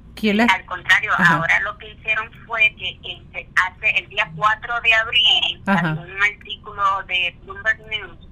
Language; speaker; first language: Spanish; native; Spanish